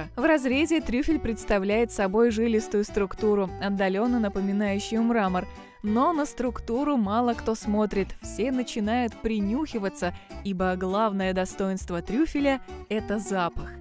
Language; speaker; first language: Russian; native; Russian